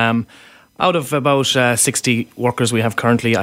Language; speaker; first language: English; native; English